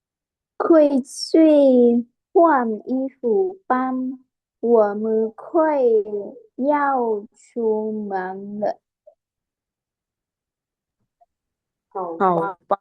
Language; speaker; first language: Chinese; non-native, learner; Lao